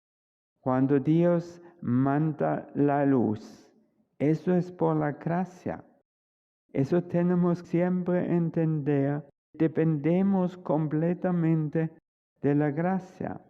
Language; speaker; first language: Spanish; non-native, fluent; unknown